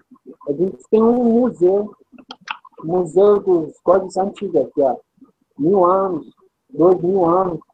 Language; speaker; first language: Portuguese; non-native, fluent; Arabic